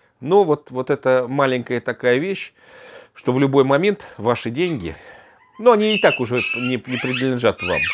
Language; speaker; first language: Russian; native; Russian